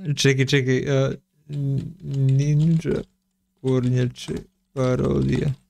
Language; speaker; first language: Bosnian; early bilingual, heritage; Bosnian